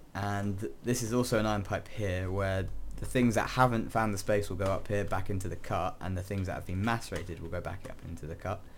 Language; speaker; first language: English; native; English